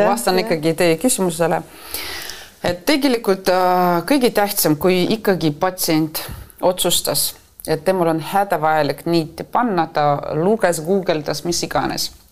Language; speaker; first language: Estonian; non-native, local second language; Russian